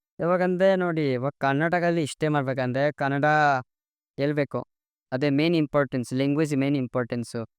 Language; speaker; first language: Kannada; non-native, learner; Assamese